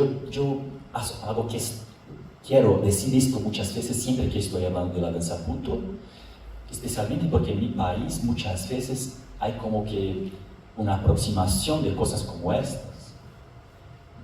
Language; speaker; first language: Spanish; non-native, fluent; Portuguese